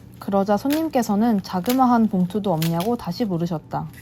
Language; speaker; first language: Korean; native; Korean